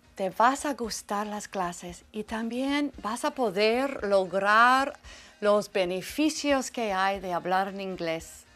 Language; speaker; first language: Spanish; non-native, fluent; English